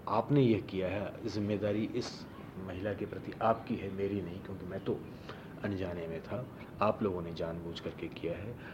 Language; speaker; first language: Hindi; non-native, local second language; Marwari